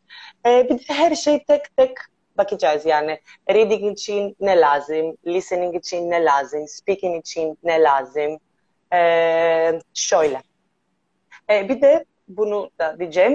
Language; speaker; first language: Turkish; non-native, learner; Greek